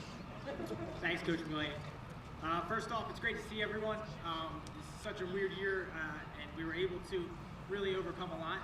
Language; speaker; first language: English; native; English